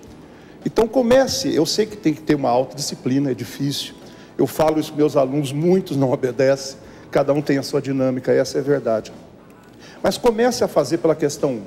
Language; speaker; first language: Portuguese; native; Portuguese